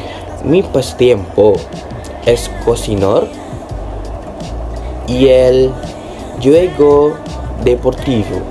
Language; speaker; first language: Spanish; non-native, learner; Malay